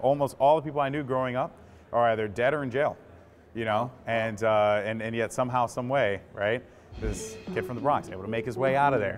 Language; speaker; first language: English; native; English